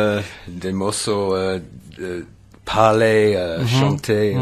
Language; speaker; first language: French; non-native, learner; English